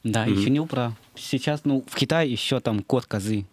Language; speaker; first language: Russian; non-native, learner; Chinese